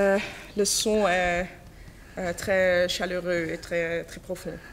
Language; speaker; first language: French; non-native, fluent; Dutch